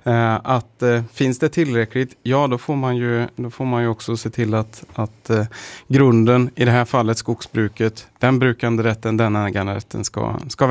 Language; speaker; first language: Swedish; native; Swedish